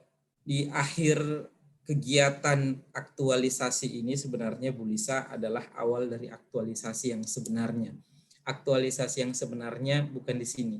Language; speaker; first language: Indonesian; native; Indonesian